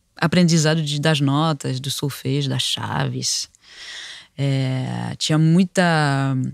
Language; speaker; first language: Portuguese; non-native, fluent; French